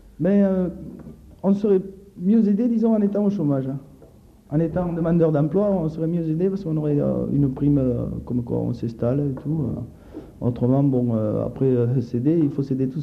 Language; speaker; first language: French; native; French